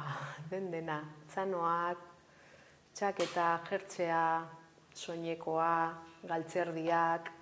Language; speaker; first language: Basque; non-native, local second language; Spanish